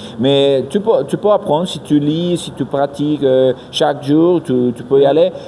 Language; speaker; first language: French; non-native, fluent; Spanish